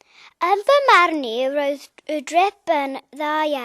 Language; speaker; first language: Welsh; non-native, local second language; English